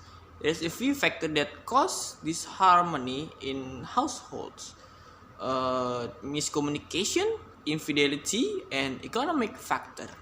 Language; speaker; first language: English; non-native, learner; Indonesian